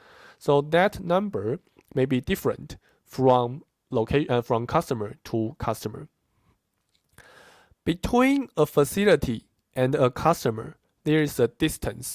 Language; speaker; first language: English; non-native, fluent; Chinese